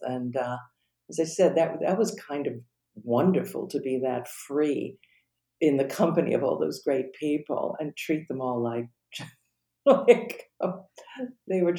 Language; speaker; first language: English; native; English